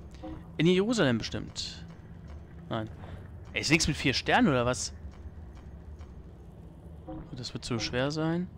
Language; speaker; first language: German; native; German